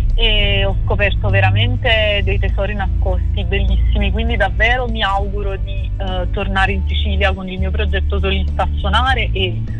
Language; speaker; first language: Italian; native; Italian